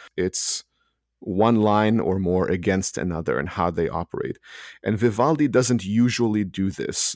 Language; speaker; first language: English; early bilingual, other home language; Hebrew